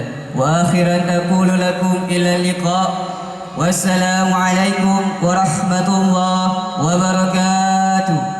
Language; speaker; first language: Arabic; non-native, learner; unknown